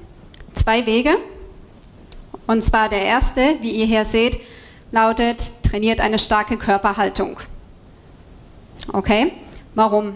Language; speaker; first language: German; native; German